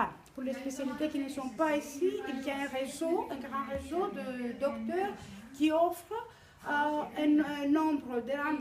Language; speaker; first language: French; non-native, learner; Greek